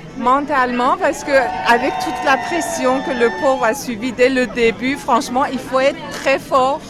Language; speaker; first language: French; non-native, fluent; Persian